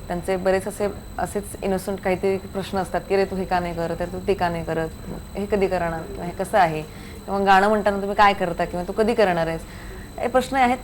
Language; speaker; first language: Marathi; native; Marathi